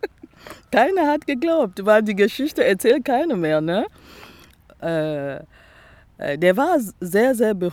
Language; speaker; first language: German; non-native, fluent; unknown